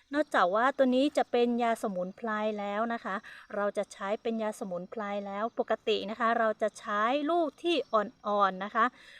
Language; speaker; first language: Thai; non-native, local second language; Hmong